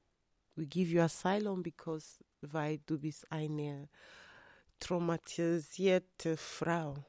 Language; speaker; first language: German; non-native, learner; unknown